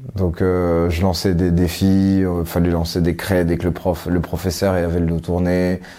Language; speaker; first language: French; native; French